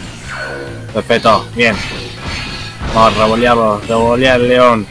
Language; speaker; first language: Spanish; native; Spanish